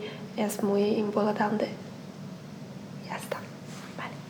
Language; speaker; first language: Spanish; non-native, learner; Chinese